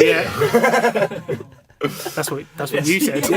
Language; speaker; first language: English; native; English